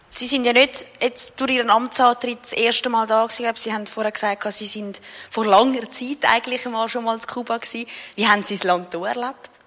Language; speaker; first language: German; native; German